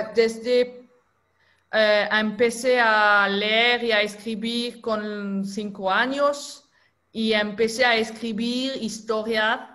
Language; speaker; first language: Spanish; non-native, fluent; French